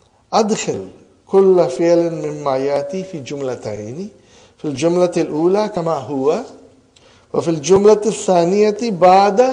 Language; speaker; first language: Arabic; non-native, fluent; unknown